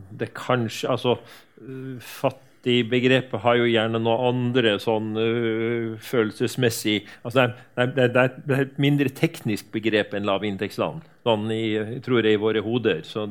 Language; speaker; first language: Norwegian; native; Norwegian